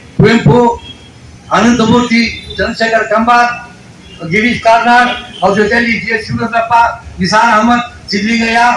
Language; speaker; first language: Kannada; non-native, local second language; Urdu